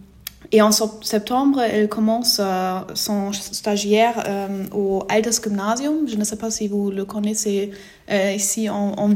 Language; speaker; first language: French; non-native, fluent; German